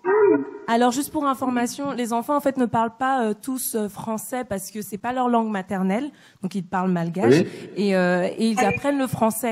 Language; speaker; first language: French; native; French